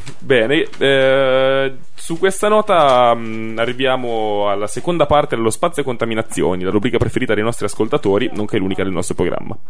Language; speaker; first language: Italian; native; Italian